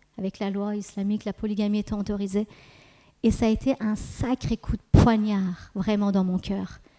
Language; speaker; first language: French; early bilingual, other home language; Persian